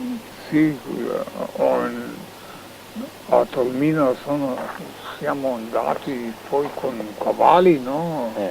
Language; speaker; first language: Italian; non-native, learner; Slovenian